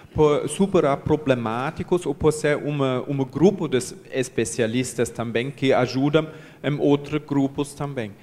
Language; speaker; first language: Portuguese; non-native, learner; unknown